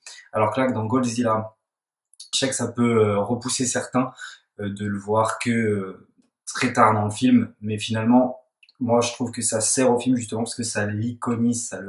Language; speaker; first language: French; native; French